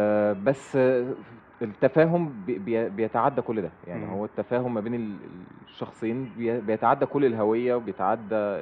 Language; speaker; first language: Arabic; native; Arabic